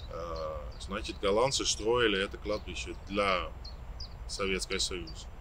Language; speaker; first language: Russian; non-native, fluent; Dutch